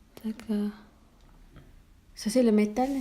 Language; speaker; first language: French; non-native, learner; Malay